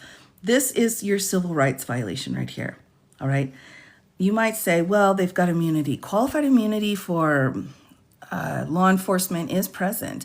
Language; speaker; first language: English; native; English